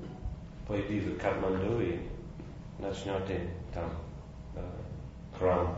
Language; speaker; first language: Russian; non-native, fluent; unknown